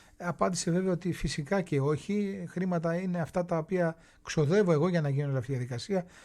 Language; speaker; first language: Greek; native; Greek